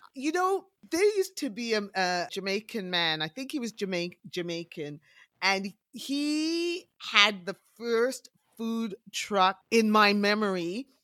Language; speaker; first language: English; native; English